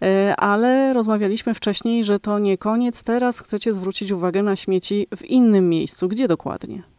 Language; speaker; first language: Polish; native; Polish